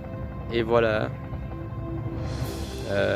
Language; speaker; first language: French; non-native, fluent; Vietnamese